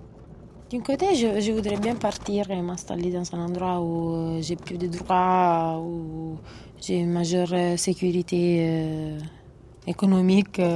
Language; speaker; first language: French; non-native, fluent; Italian